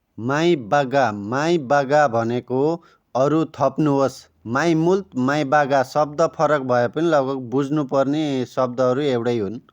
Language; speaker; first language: Nepali; native; Nepali